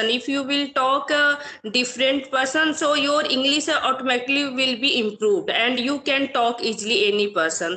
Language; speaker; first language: English; non-native, learner; Hindi